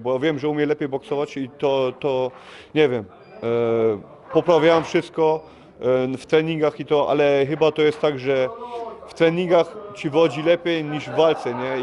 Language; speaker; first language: Polish; early bilingual, heritage; Polish